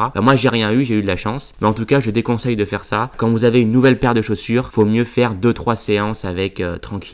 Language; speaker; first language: French; native; French